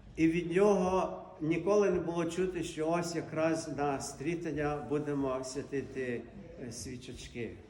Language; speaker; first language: Ukrainian; early bilingual, heritage; Ukrainian